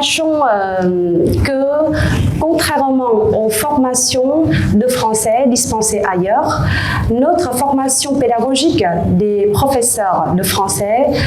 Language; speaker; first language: French; non-native, fluent; Vietnamese